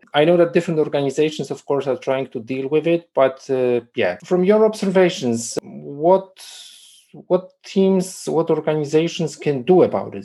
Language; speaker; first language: English; non-native, fluent; Polish